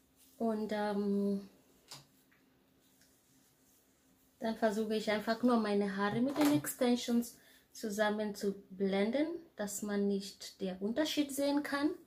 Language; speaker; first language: German; non-native, fluent; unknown